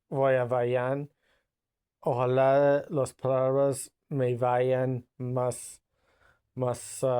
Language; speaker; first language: Spanish; non-native, learner; English